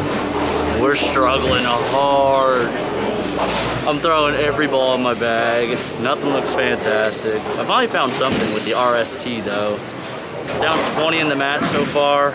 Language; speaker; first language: English; native; English